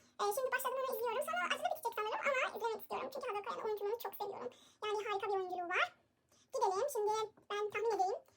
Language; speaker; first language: Turkish; non-native, fluent; Persian